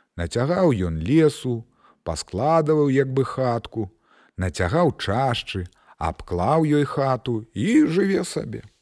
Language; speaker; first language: Belarusian; native; Belarusian